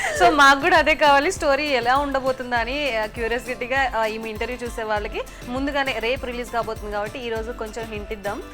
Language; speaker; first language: Telugu; native; Telugu